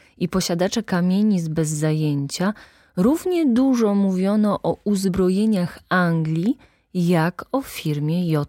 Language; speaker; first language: Polish; native; Polish